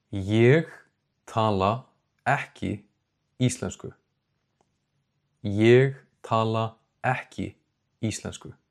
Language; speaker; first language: Icelandic; non-native, fluent; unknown